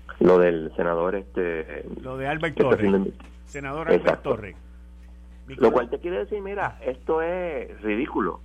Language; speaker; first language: Spanish; native; Spanish